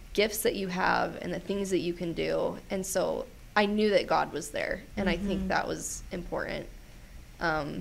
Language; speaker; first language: English; native; English